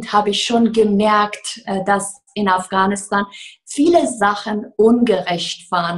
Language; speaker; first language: German; non-native, fluent; Persian